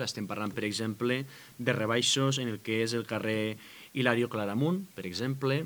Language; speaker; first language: Catalan; native; Catalan